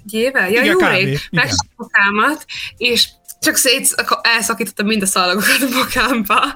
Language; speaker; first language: Hungarian; early bilingual, heritage; Hungarian